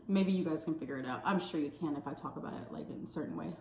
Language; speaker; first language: English; native; English